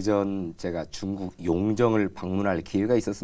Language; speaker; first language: Korean; native; Korean